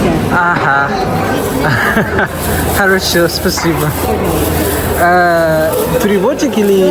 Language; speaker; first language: Russian; non-native, learner; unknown